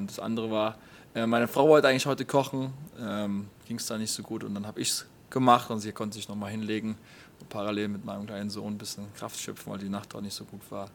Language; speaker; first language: German; native; German